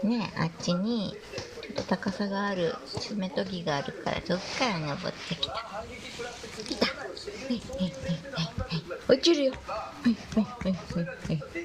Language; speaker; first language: Japanese; native; Japanese